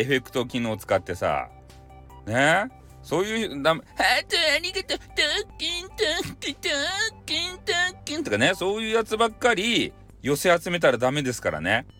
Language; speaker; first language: Japanese; native; Japanese